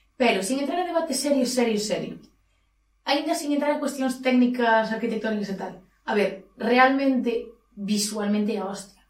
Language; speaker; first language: Galician; native; Galician